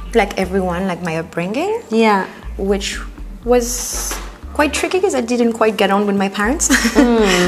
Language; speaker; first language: English; non-native, fluent; French